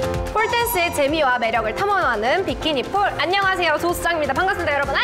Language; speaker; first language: Korean; native; Korean